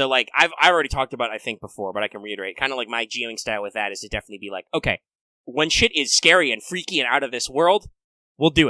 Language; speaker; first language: English; native; English